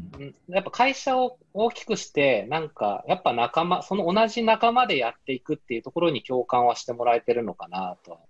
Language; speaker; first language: Japanese; non-native, fluent; Korean